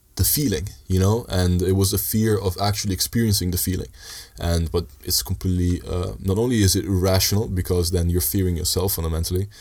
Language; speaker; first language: English; early bilingual, heritage; Dutch